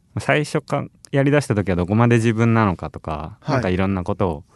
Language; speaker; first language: Japanese; native; Japanese